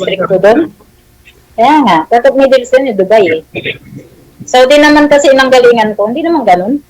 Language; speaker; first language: Filipino; non-native, local second language; Iloko